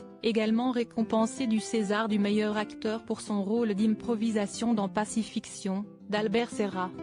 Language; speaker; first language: French; native; French